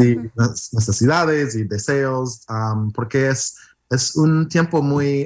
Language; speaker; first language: Spanish; non-native, learner; English